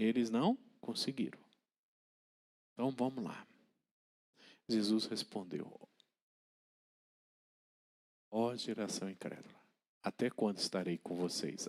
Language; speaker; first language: Portuguese; native; Portuguese